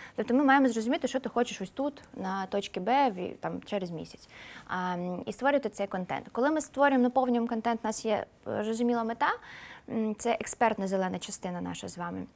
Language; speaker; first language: Ukrainian; non-native, local second language; Russian